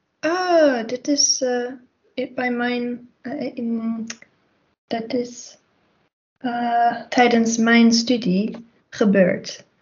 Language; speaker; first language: Dutch; non-native, learner; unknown